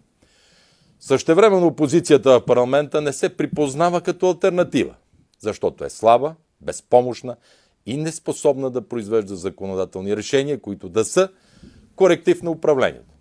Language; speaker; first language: Bulgarian; native; Bulgarian